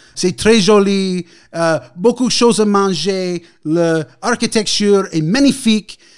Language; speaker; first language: French; non-native, learner; English